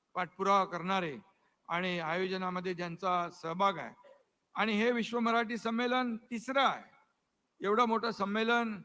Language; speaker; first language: Marathi; native; Marathi